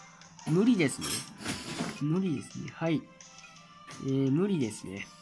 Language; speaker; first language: Japanese; native; Japanese